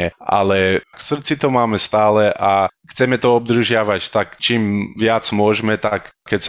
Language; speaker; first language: Slovak; early bilingual, heritage; Slovak